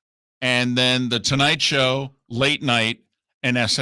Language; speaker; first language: English; native; English